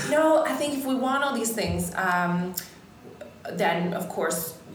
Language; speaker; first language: English; native; English